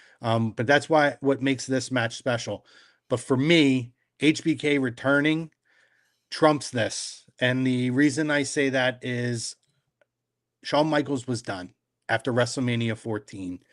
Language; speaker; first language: English; native; English